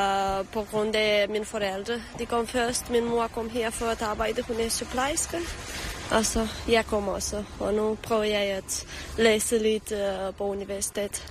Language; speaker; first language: Danish; early bilingual, other home language; Romanian